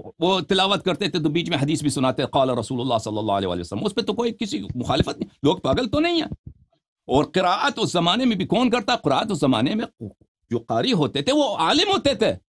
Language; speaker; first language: Urdu; non-native, fluent; Persian